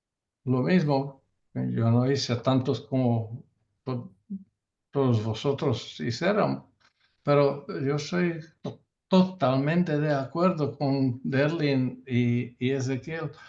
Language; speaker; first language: Spanish; non-native, learner; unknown